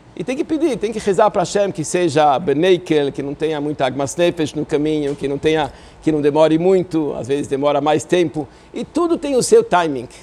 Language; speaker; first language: Portuguese; non-native, fluent; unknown